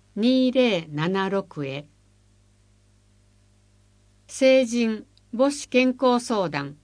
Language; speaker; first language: Japanese; native; Japanese